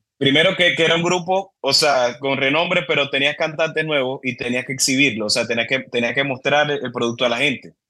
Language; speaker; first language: Spanish; native; Spanish